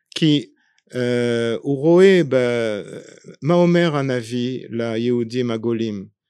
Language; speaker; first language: Hebrew; non-native, fluent; French